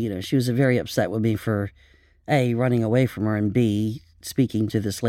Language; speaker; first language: English; native; English